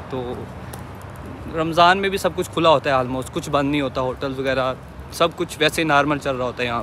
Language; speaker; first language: Urdu; non-native, local second language; Punjabi